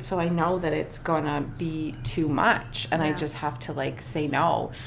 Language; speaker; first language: English; native; English